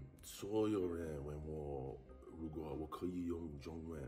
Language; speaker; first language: Chinese; non-native, learner; English